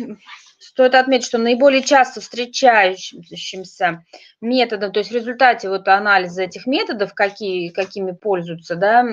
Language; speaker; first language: Russian; native; Russian